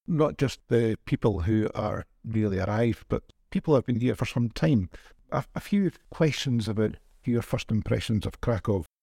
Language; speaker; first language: English; native; English